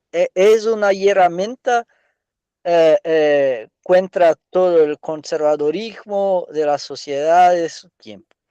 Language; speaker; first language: Spanish; non-native, learner; Portuguese